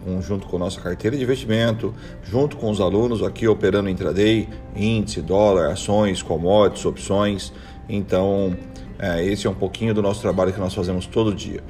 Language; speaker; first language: Portuguese; native; Portuguese